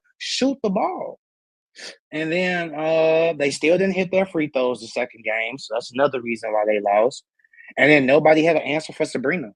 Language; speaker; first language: English; native; English